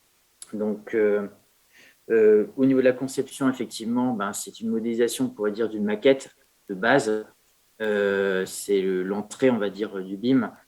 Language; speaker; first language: French; native; French